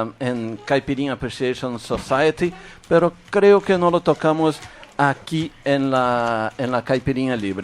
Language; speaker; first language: Spanish; non-native, fluent; Portuguese